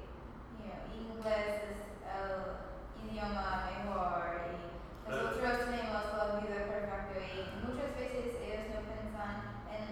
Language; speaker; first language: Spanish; non-native, learner; English